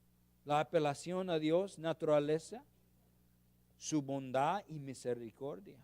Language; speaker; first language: Spanish; non-native, learner; English